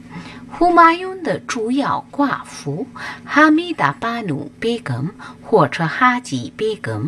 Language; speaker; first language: Chinese; non-native, fluent; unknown